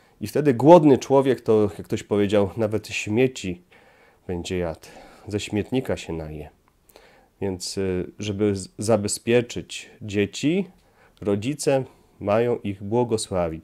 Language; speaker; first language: Polish; native; Polish